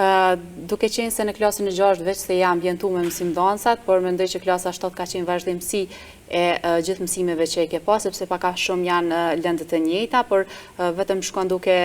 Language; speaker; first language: Albanian; native; Albanian